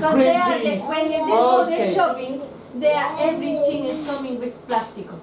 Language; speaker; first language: English; non-native, learner; Spanish